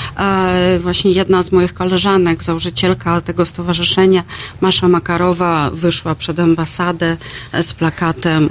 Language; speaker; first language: Polish; non-native, fluent; Russian